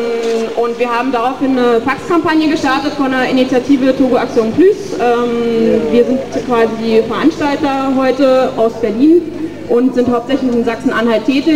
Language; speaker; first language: German; native; German